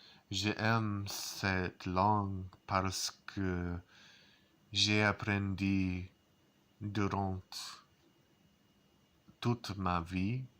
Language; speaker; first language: French; non-native, learner; English